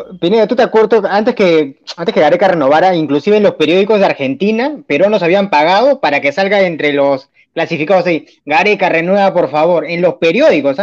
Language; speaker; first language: Spanish; native; Spanish